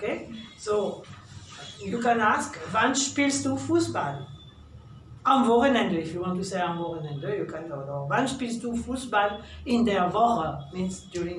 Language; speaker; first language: German; non-native, fluent; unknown